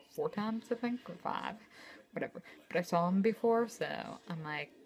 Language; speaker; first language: English; native; English